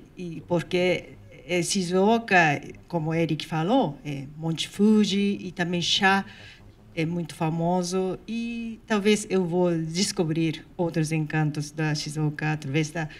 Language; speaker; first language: Portuguese; non-native, fluent; Japanese